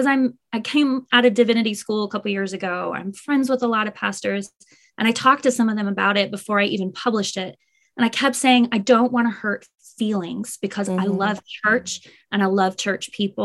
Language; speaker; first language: English; native; English